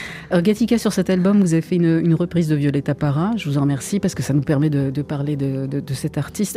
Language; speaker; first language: French; native; French